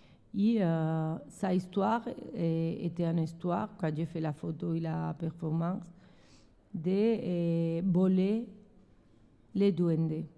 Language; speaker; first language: French; non-native, learner; Spanish